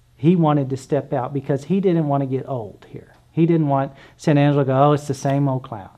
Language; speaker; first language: English; native; English